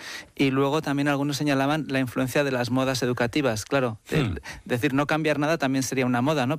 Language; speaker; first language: Spanish; native; Spanish